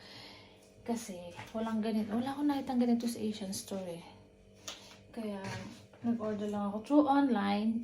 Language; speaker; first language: Filipino; native; Filipino